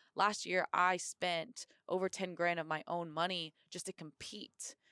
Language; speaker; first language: English; native; English